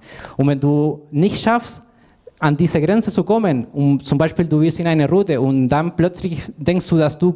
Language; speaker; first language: German; non-native, fluent; Spanish